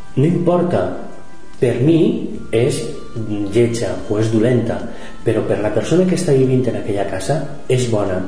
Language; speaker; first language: Catalan; non-native, local second language; Spanish